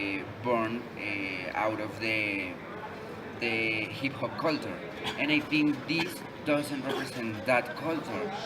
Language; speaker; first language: English; non-native, learner; Spanish